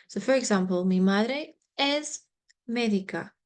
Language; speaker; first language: Spanish; non-native, fluent; English